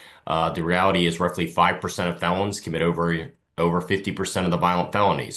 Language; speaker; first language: English; native; English